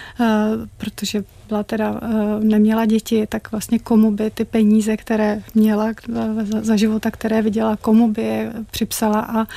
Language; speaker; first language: Czech; native; Czech